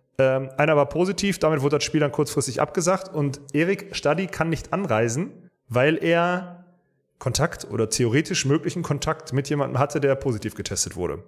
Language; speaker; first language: German; native; German